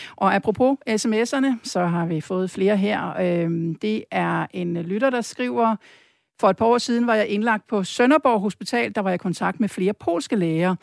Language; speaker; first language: Danish; native; Danish